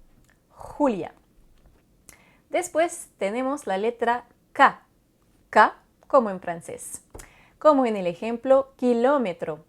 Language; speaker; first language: Spanish; non-native, fluent; French